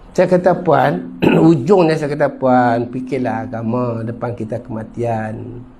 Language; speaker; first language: Malay; native; Malay